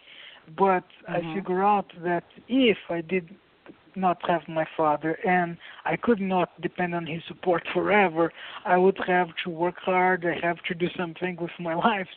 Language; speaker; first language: English; non-native, fluent; Portuguese